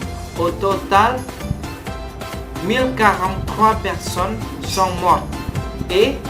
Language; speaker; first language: French; non-native, learner; Indonesian